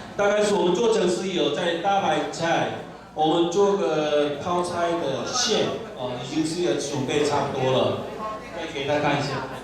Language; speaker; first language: Chinese; non-native, fluent; Korean